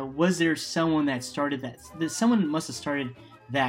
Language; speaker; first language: English; native; English